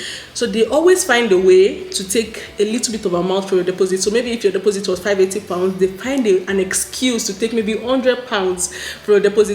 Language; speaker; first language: English; non-native, local second language; Yoruba